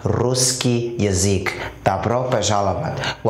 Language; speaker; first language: Russian; non-native, learner; English